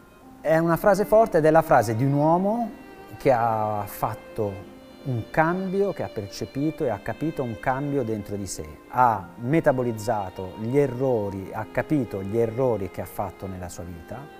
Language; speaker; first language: Italian; native; Italian